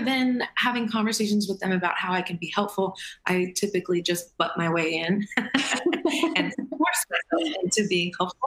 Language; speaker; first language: English; native; English